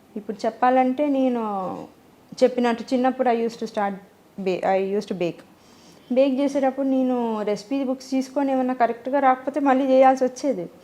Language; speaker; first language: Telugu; native; Telugu